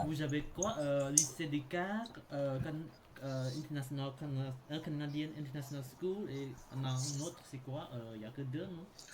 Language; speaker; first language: French; non-native, learner; Khmer